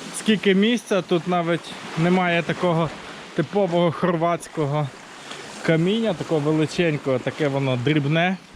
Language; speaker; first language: Ukrainian; non-native, local second language; Russian